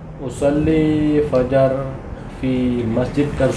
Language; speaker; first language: Arabic; non-native, learner; Indonesian